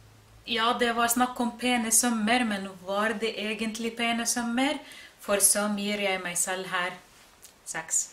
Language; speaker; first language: Norwegian; non-native, fluent; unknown